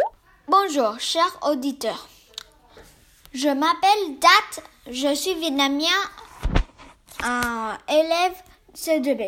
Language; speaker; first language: French; non-native, learner; Vietnamese